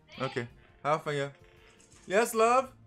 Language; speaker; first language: Dutch; non-native, fluent; English